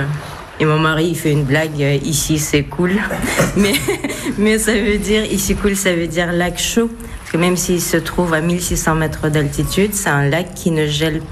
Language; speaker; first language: French; non-native, fluent; Russian